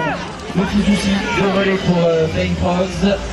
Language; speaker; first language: French; native; French